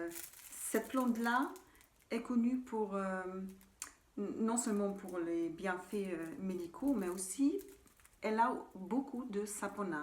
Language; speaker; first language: French; non-native, fluent; German